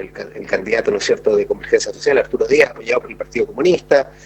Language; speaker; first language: Spanish; native; Spanish